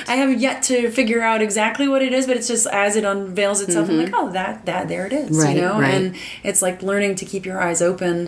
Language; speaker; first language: English; native; English